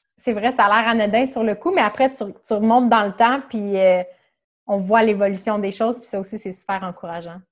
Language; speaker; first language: French; native; French